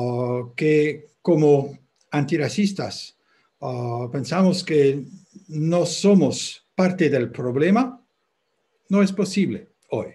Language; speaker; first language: Spanish; non-native, fluent; French